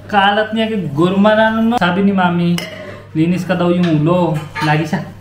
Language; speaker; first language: Filipino; non-native, learner; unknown